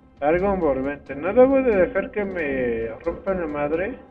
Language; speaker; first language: Spanish; native; Spanish